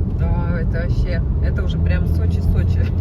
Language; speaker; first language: Russian; native; Russian